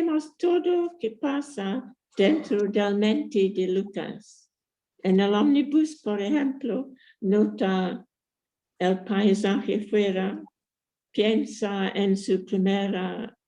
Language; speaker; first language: Spanish; non-native, fluent; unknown